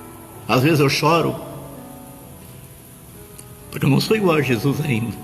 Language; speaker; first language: Portuguese; native; Portuguese